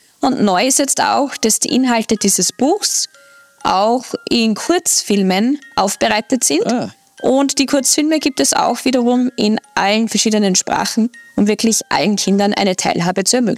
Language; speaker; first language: German; native; German